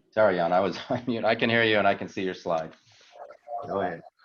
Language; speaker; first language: English; native; English